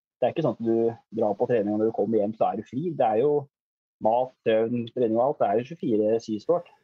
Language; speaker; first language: Norwegian; native; Norwegian